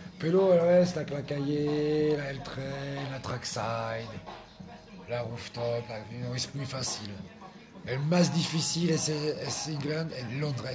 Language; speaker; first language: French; non-native, learner; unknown